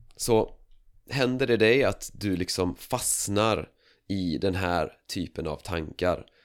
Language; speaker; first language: Swedish; native; Swedish